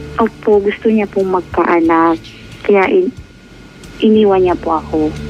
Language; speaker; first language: Filipino; non-native, local second language; Cebuano